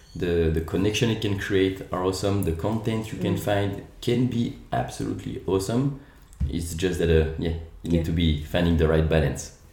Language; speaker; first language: English; non-native, fluent; French